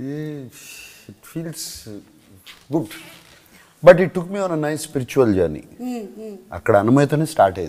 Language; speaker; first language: Telugu; native; Telugu